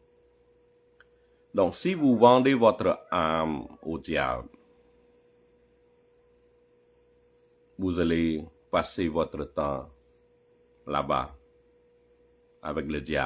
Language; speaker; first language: French; non-native, fluent; Khmer